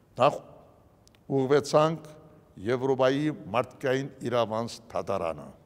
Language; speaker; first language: Armenian; early bilingual, heritage; Armenian